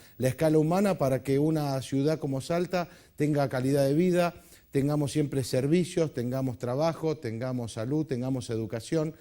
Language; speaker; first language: Spanish; native; Spanish